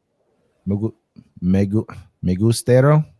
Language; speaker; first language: Spanish; non-native, learner; English